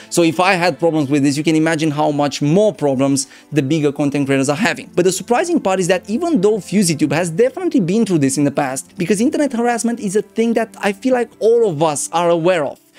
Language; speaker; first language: English; non-native, fluent; Romanian